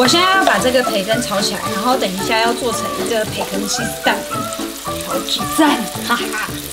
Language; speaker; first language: Chinese; early bilingual, heritage; Chinese